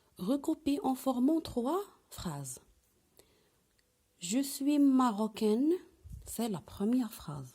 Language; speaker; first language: French; non-native, local second language; Arabic